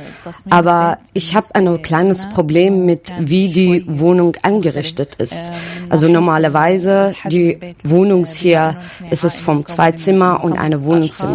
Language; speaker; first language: German; non-native, learner; Arabic